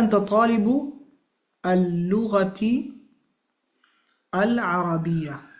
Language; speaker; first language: Arabic; non-native, fluent; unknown